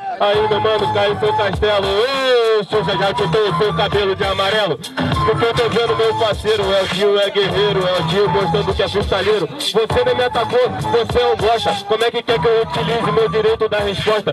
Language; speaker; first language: Portuguese; native; Portuguese